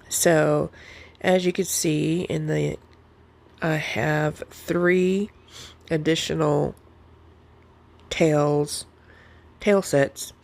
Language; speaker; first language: English; native; English